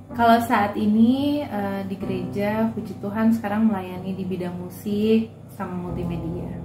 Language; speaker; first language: Indonesian; native; Indonesian